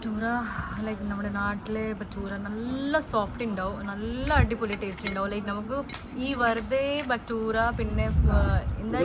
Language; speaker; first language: Malayalam; non-native, learner; Hindi